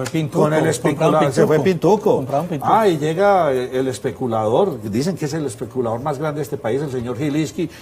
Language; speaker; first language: Spanish; native; Spanish